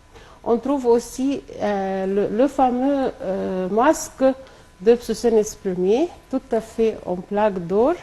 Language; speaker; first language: French; non-native, local second language; Arabic